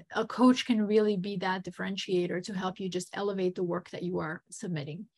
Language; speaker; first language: English; non-native, fluent; Serbian